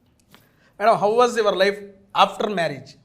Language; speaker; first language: Telugu; native; Telugu